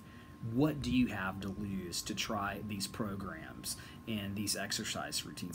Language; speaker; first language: English; native; English